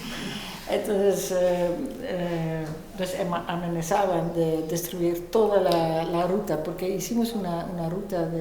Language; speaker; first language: Spanish; non-native, fluent; Dutch